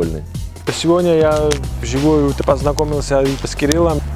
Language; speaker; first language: Russian; non-native, fluent; Georgian